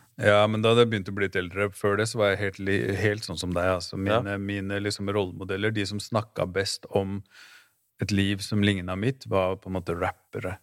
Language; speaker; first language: Norwegian; native; Norwegian